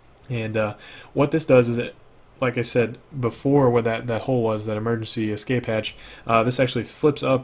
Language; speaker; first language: English; native; English